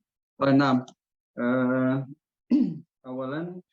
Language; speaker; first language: Arabic; non-native, fluent; Indonesian